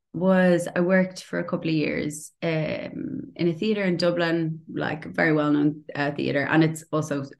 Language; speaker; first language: English; native; English